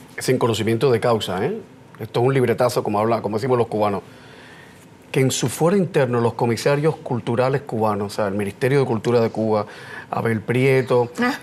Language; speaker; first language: Spanish; native; Spanish